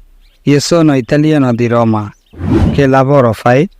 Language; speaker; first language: Italian; non-native, learner; Bangla